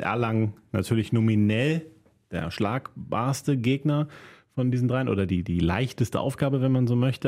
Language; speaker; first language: German; native; German